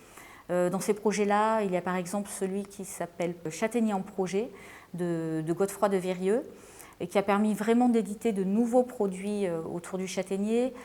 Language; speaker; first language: French; native; French